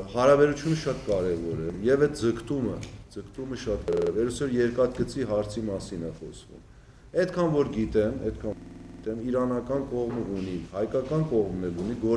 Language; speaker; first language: Armenian; early bilingual, heritage; Armenian